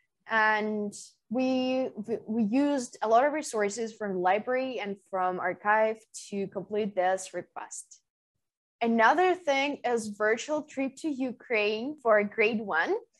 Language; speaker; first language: English; non-native, fluent; Ukrainian